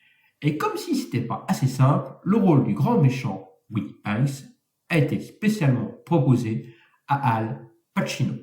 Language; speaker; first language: French; native; French